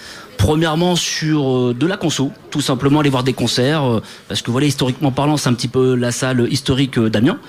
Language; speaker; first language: French; native; French